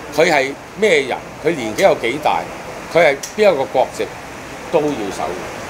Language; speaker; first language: Cantonese; native; Cantonese